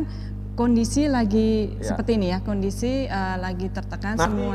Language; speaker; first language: Indonesian; native; Indonesian